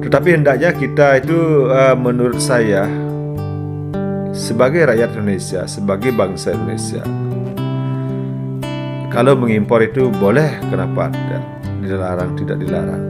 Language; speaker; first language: Indonesian; native; Indonesian